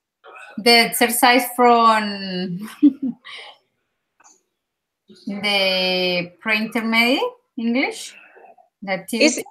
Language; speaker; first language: English; non-native, learner; Spanish